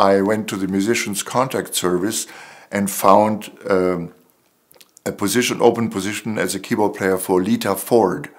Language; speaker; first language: English; non-native, fluent; German